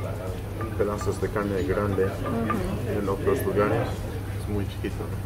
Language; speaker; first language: Spanish; non-native, learner; English